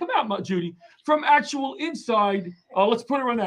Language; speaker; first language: English; native; English